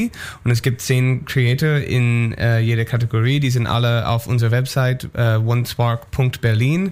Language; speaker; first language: German; non-native, learner; English